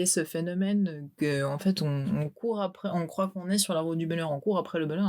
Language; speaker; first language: French; native; French